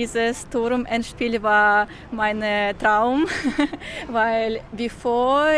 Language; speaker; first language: German; non-native, learner; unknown